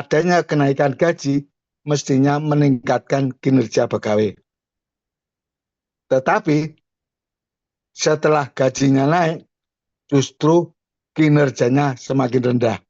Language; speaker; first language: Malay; non-native, local second language; Javanese